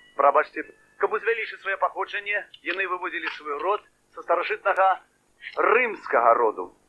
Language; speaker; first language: Belarusian; native; Belarusian